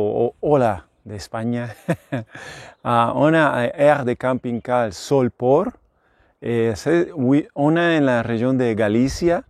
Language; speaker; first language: French; non-native, learner; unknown